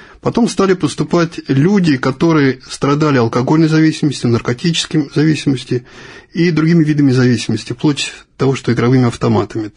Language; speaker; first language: Russian; native; Russian